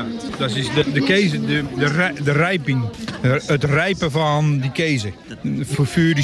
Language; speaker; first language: German; non-native, learner; Dutch